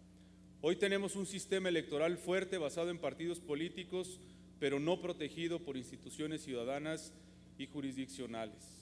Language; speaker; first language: Spanish; native; Spanish